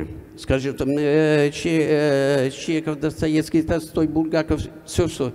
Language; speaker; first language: Russian; non-native, fluent; Italian